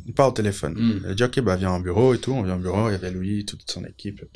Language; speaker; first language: French; non-native, fluent; Portuguese